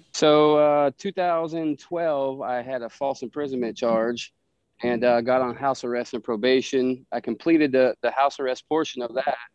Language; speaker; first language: English; native; English